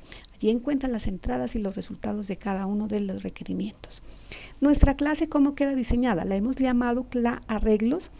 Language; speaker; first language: Spanish; native; Spanish